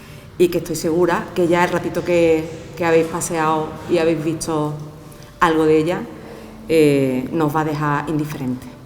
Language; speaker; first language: Spanish; native; Spanish